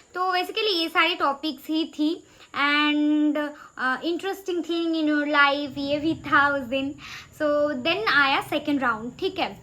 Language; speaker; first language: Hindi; non-native, local second language; Bangla